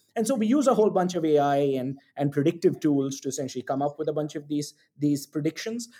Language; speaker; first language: English; non-native, local second language; Tamil